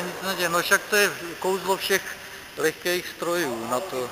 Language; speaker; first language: Czech; native; Czech